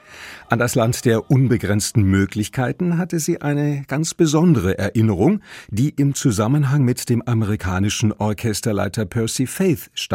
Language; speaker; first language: German; native; German